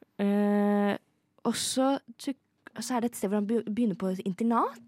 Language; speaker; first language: Norwegian; native; Norwegian